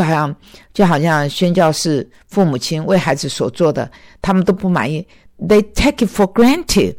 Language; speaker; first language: Chinese; native; Chinese